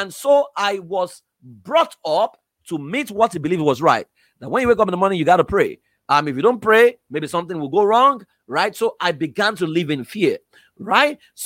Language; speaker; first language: English; non-native, local second language; Yoruba